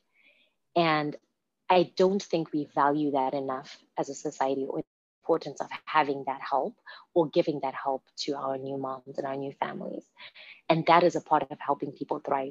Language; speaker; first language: English; non-native, local second language; Shona